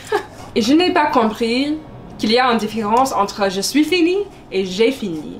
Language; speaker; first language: French; non-native, learner; English